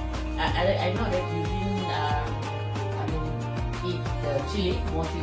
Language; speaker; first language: English; non-native, local second language; Malay